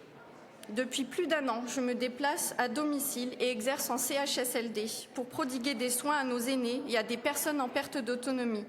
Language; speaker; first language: French; native; French